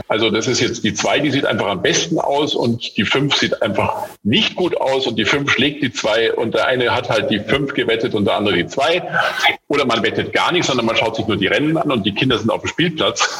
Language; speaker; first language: German; native; German